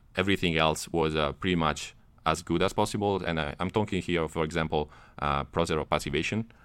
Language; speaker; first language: English; non-native, fluent; Italian